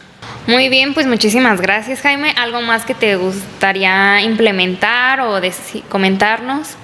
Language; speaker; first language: Spanish; native; Spanish